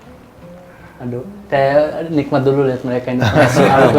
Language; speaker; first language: Indonesian; native; Indonesian